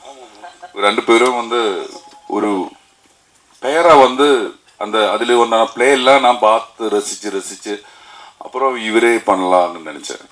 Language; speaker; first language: Tamil; non-native, learner; Malayalam